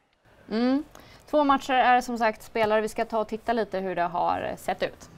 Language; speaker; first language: Swedish; native; Swedish